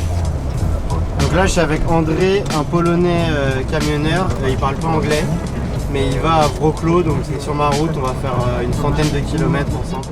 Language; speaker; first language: French; native; French